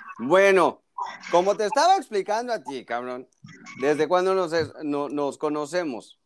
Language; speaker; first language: Spanish; native; Spanish